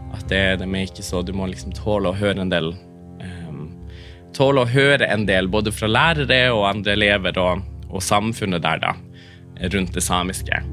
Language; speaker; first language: Norwegian; non-native, local second language; Northern Sami